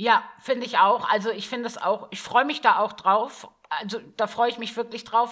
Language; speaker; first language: German; native; German